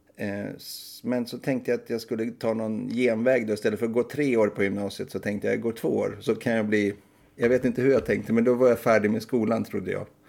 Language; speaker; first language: Swedish; native; Swedish